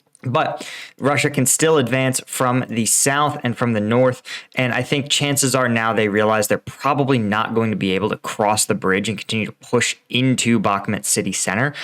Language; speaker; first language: English; native; English